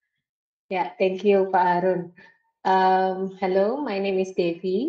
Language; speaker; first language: English; non-native, learner; Indonesian